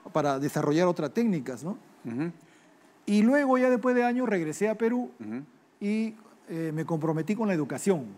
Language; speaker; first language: Spanish; native; Spanish